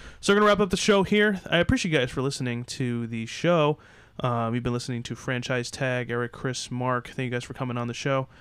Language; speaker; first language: English; native; English